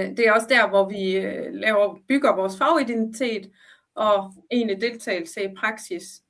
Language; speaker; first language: Danish; early bilingual, other home language; Arabic